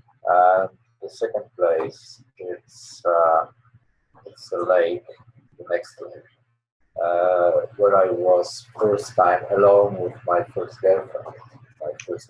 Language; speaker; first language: English; non-native, learner; Polish